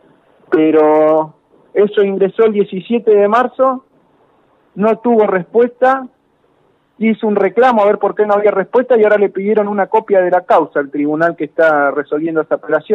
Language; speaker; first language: Spanish; native; Spanish